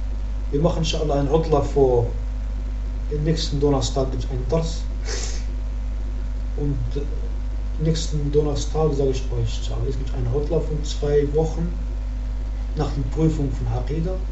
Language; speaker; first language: German; non-native, fluent; Arabic